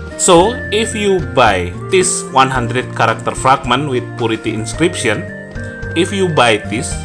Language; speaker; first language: English; non-native, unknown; Indonesian